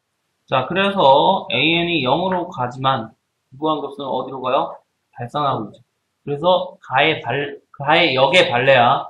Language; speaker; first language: Korean; native; Korean